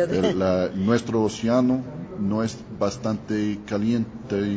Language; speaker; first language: Spanish; non-native, learner; English